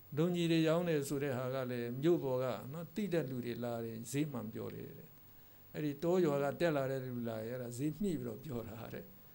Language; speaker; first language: Burmese; native; Burmese